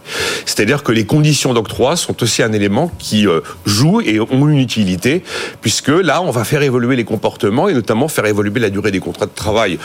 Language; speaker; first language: French; native; French